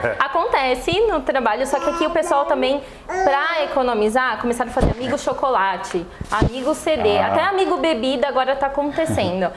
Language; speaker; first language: Portuguese; native; Portuguese